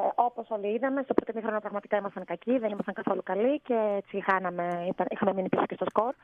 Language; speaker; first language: Greek; native; Greek